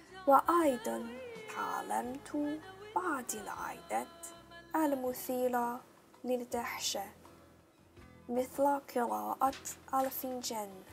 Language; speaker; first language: Arabic; non-native, learner; Chinese